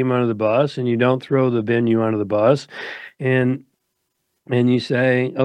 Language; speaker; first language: English; native; English